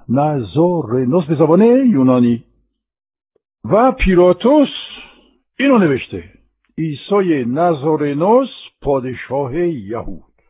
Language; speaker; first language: Persian; non-native, fluent; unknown